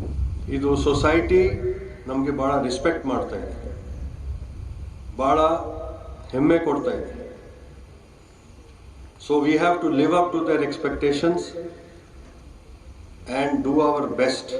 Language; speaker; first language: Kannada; non-native, fluent; Hindi